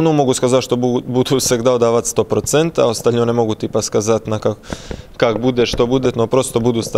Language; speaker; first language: Russian; non-native, learner; Serbian